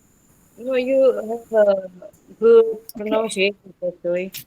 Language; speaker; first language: English; non-native, fluent; Indonesian